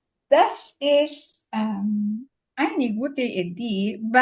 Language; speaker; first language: German; non-native, learner; Filipino